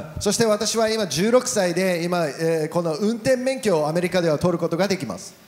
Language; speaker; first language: Japanese; native; Japanese